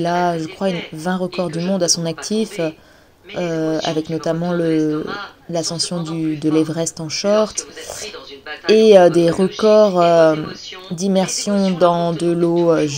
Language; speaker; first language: French; native; French